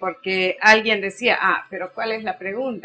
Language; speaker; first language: Spanish; native; Spanish